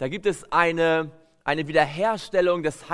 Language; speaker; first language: German; native; German